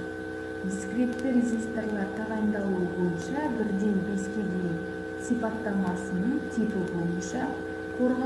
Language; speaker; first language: Kazakh; native; Kazakh